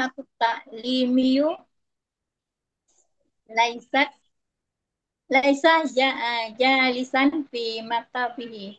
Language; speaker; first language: Arabic; non-native, learner; Indonesian